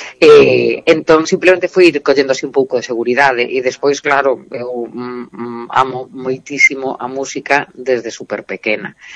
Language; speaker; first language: Galician; native; Galician